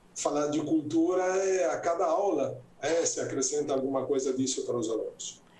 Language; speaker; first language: Portuguese; non-native, fluent; Italian